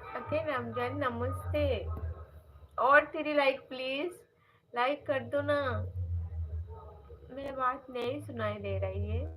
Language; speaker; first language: Hindi; non-native, local second language; Bangla